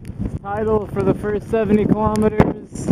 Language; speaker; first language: English; native; English